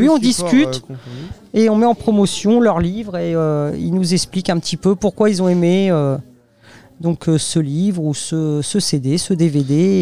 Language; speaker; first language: French; native; French